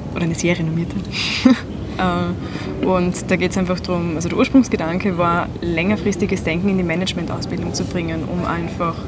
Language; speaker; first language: German; native; German